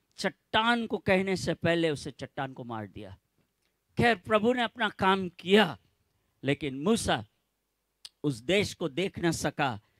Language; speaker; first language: Hindi; non-native, local second language; Gujarati